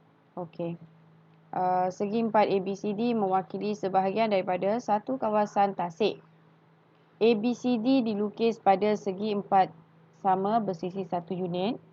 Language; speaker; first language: Malay; native; Malay